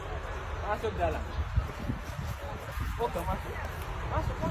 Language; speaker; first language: Indonesian; non-native, learner; Arabic